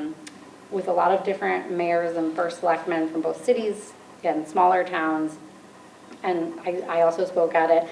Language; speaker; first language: English; native; English